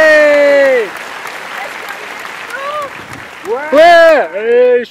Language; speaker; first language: French; non-native, learner; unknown